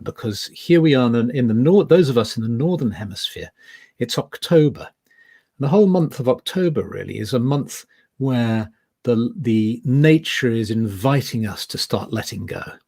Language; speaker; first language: English; native; English